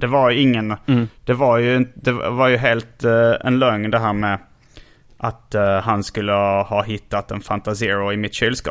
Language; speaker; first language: Swedish; native; Swedish